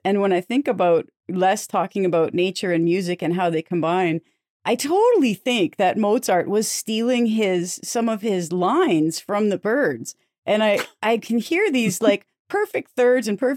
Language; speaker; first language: English; native; English